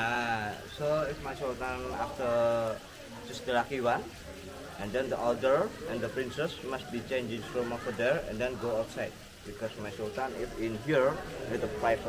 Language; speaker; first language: English; non-native, learner; Indonesian